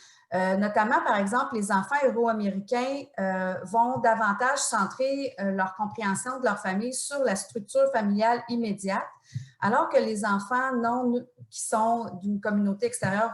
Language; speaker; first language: French; native; French